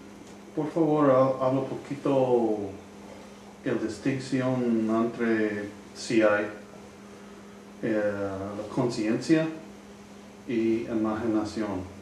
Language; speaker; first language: Spanish; non-native, learner; English